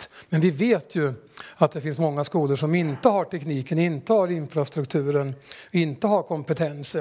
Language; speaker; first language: Swedish; native; Swedish